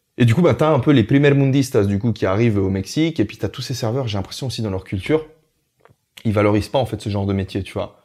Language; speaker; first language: French; native; French